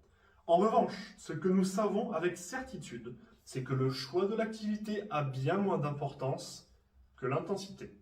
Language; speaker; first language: French; native; French